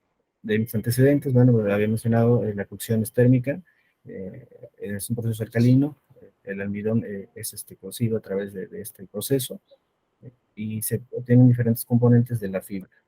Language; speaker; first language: Spanish; native; Spanish